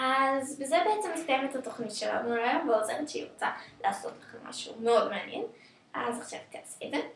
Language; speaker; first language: Hebrew; native; Hebrew